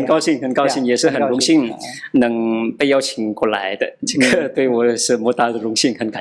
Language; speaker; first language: Chinese; non-native, fluent; Madurese